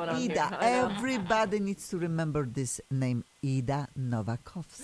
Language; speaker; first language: English; non-native, fluent; Polish